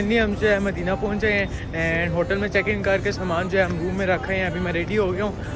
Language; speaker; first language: Urdu; non-native, local second language; Punjabi